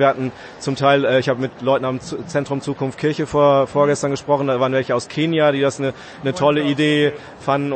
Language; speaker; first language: German; native; German